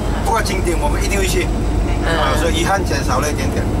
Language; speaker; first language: Chinese; native; Chinese